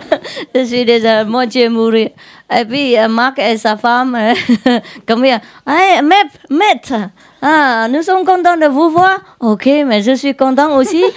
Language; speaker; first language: French; non-native, learner; Vietnamese